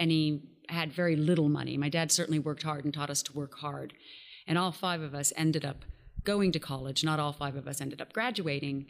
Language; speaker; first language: English; native; English